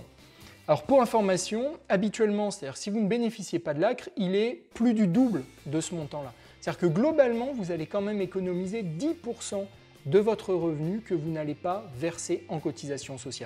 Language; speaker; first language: French; native; French